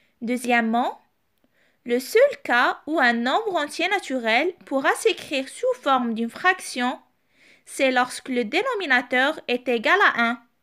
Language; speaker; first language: French; non-native, local second language; Arabic